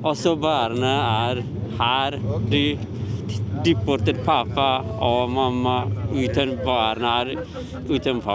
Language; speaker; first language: Norwegian; non-native, learner; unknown